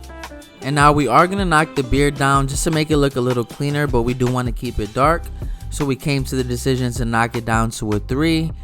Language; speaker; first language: English; native; English